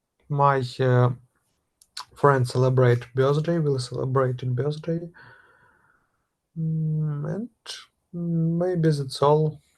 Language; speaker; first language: English; non-native, learner; Russian